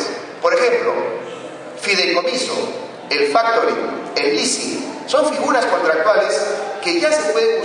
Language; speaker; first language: Spanish; native; Spanish